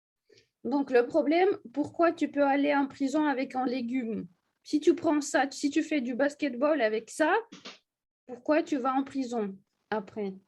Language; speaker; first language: French; non-native, fluent; Russian